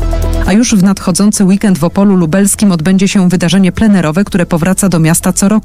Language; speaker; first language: Polish; native; Polish